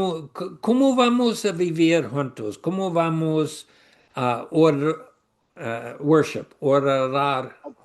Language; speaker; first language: Spanish; non-native, learner; English